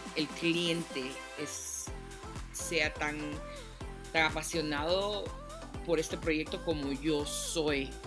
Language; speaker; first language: Spanish; early bilingual, heritage; Spanish